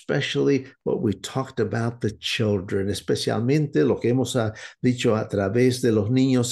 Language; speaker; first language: Spanish; non-native, fluent; English